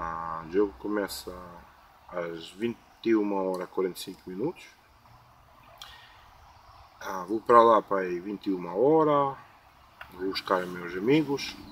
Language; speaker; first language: Portuguese; non-native, learner; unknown